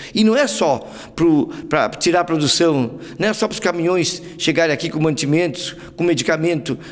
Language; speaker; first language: Portuguese; native; Portuguese